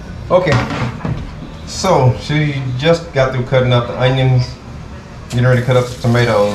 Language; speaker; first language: English; native; English